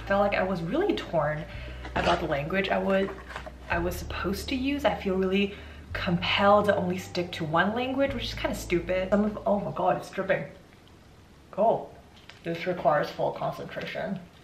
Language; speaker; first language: English; non-native, fluent; Chinese